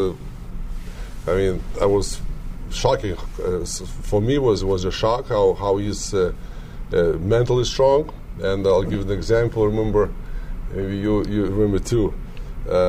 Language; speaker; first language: English; non-native, learner; Lithuanian